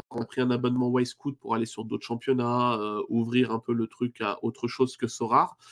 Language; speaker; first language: French; native; French